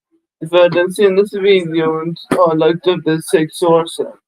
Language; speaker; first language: Swedish; early bilingual, other home language; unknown